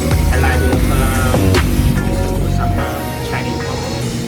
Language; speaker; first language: English; non-native, fluent; Vietnamese